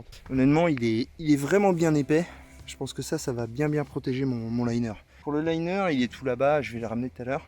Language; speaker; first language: French; native; French